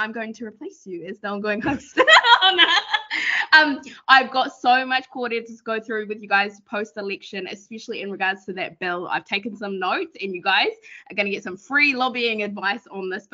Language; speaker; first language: English; native; English